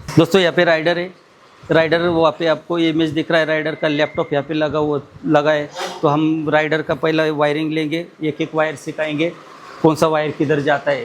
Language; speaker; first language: Hindi; non-native, local second language; Marathi